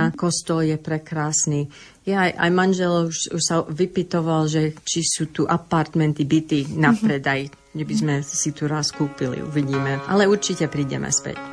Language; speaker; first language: Slovak; early bilingual, heritage; English